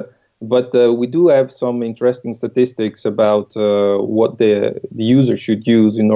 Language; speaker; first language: English; non-native, fluent; Italian